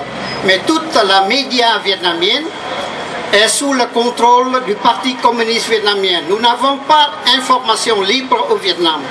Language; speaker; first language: French; non-native, fluent; Vietnamese